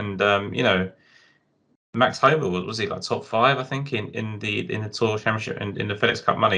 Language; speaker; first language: English; native; English